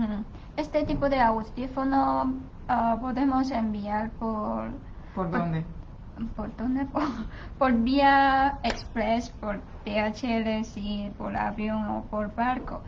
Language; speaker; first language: Spanish; non-native, learner; Chinese